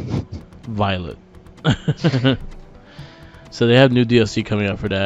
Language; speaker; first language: English; native; English